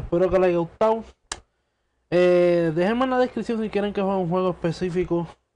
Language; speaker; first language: Spanish; native; Spanish